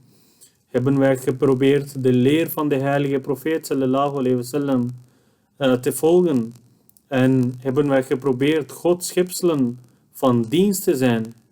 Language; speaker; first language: Dutch; non-native, fluent; Urdu